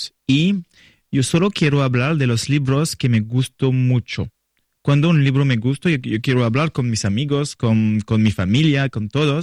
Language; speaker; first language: Spanish; non-native, learner; French